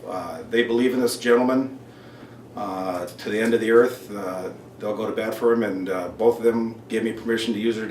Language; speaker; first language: English; native; English